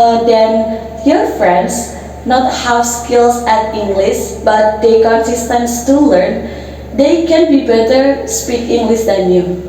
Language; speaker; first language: English; non-native, learner; Indonesian